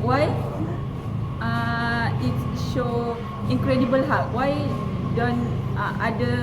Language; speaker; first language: English; non-native, learner; Malay